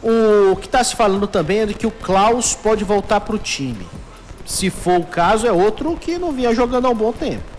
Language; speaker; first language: Portuguese; native; Portuguese